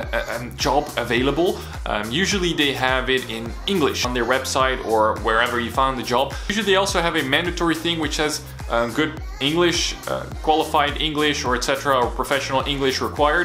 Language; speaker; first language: English; non-native, fluent; Dutch